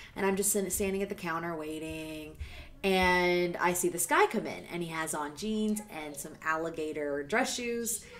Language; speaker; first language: English; native; English